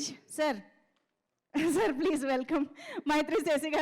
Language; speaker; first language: Telugu; native; Telugu